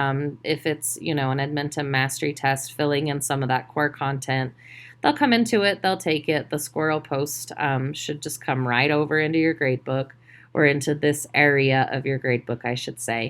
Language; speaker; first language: English; native; English